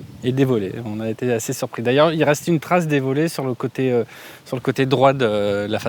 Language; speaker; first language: French; native; French